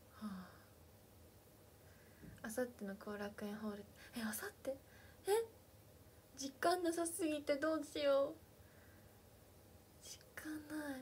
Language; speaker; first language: Japanese; native; Japanese